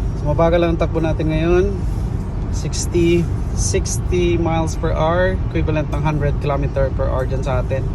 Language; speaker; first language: Filipino; native; Filipino